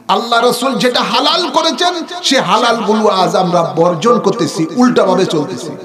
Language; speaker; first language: Bangla; native; Bangla